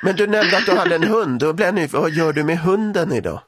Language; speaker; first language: Swedish; native; Swedish